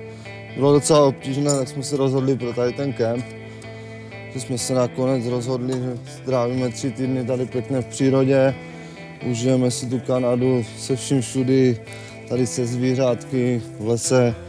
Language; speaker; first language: Czech; native; Czech